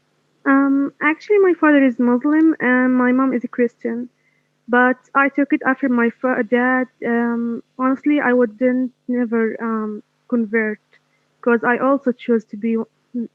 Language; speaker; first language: English; non-native, fluent; Arabic